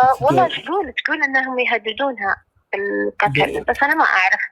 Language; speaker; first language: Arabic; native; Arabic